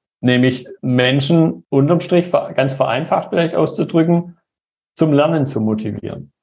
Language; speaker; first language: German; native; German